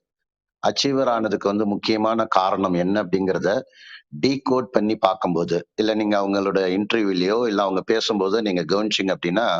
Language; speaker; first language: Tamil; native; Tamil